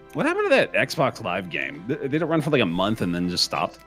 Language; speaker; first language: English; native; English